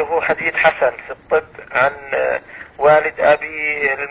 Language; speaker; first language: Arabic; native; Arabic